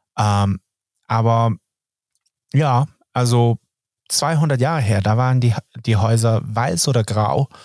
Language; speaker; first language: German; non-native, fluent; Swedish